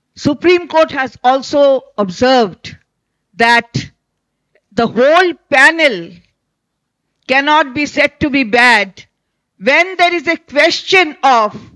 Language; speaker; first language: English; non-native, local second language; Bangla